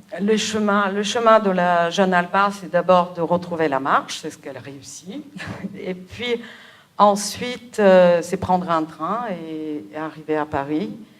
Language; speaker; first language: French; non-native, fluent; Bulgarian